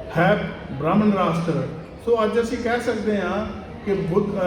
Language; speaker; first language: Hindi; non-native, local second language; Punjabi